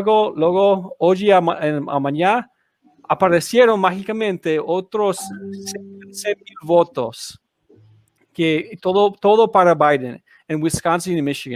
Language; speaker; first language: Portuguese; non-native, learner; English